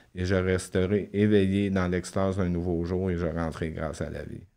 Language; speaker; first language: French; native; French